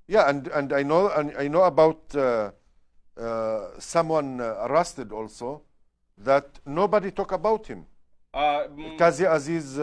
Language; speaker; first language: English; non-native, learner; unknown